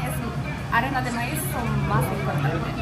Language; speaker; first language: Spanish; non-native, learner; Japanese